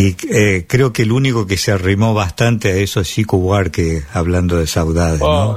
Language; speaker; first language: Spanish; native; Spanish